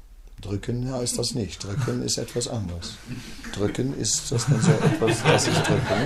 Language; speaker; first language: German; non-native, fluent; Dutch